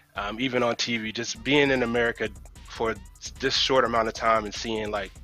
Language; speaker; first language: English; native; English